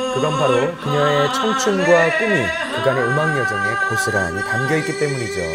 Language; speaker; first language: Korean; native; Korean